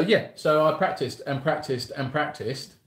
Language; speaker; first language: English; native; English